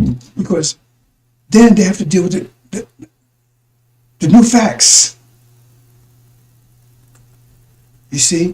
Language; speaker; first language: English; native; English